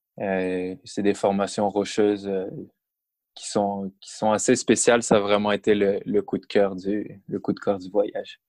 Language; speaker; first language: French; native; French